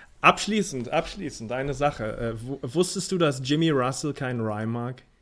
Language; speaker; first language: German; native; German